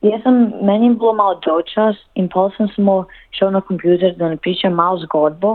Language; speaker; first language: Slovenian; early bilingual, heritage; Slovenian